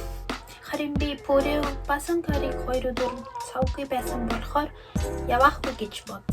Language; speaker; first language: Mongolian; early bilingual, heritage; Mongolian